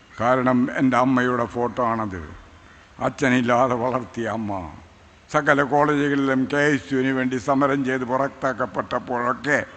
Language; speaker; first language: Malayalam; native; Malayalam